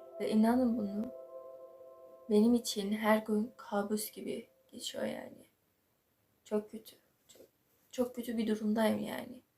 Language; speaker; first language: Turkish; non-native, learner; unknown